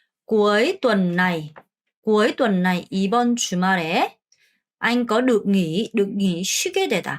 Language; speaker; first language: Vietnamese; non-native, fluent; Korean